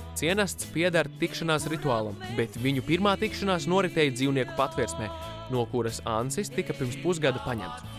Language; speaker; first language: Latvian; native; Latvian